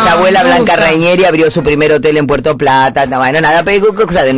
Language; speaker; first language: Spanish; native; Spanish